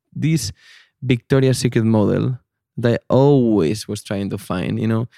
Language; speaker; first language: English; non-native, fluent; Spanish